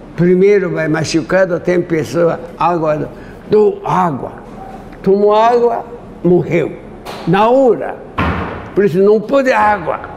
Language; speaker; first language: Portuguese; non-native, learner; Japanese